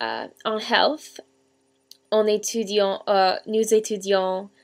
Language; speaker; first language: French; non-native, learner; English